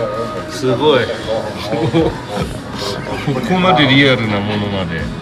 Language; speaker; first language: Japanese; native; Japanese